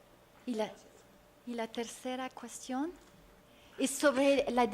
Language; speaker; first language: Spanish; non-native, fluent; French